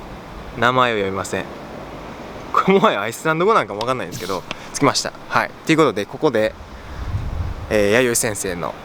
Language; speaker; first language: Japanese; native; Japanese